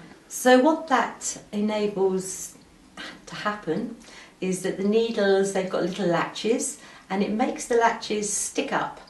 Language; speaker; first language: English; native; English